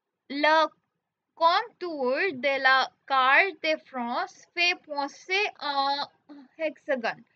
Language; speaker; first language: French; non-native, fluent; Hindi